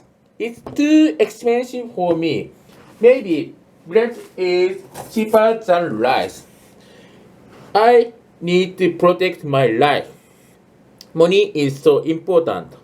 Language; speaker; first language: English; non-native, learner; Japanese